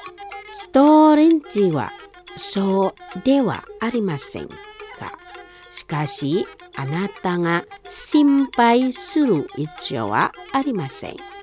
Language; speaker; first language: Japanese; non-native, fluent; Indonesian